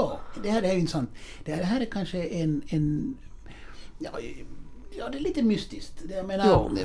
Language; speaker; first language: Swedish; native; Swedish